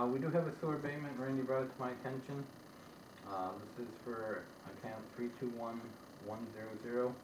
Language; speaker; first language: English; native; English